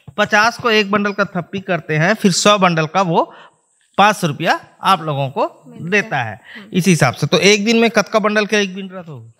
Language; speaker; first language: Hindi; native; Hindi